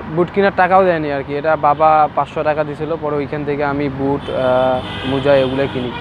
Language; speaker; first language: Bangla; native; Bangla